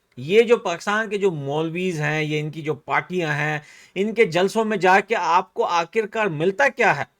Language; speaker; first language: Hindi; native; Hindi